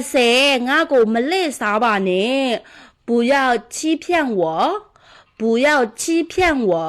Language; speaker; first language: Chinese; non-native, fluent; Burmese